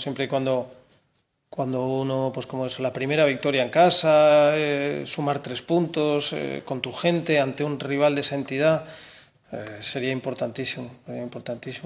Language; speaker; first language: Spanish; native; Spanish